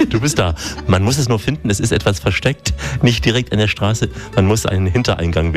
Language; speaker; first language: German; native; German